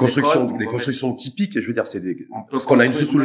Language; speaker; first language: French; native; French